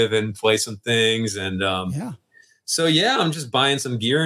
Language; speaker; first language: English; native; English